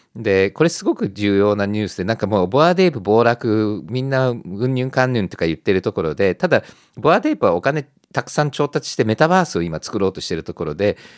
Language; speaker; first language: Japanese; native; Japanese